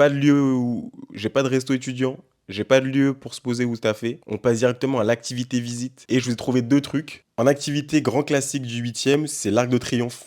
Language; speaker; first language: French; native; French